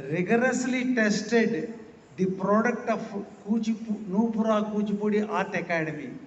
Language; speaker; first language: English; non-native, local second language; Telugu